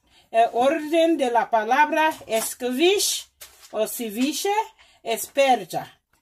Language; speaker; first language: Spanish; non-native, learner; English